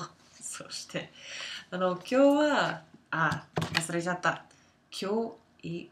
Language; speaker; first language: Japanese; non-native, learner; English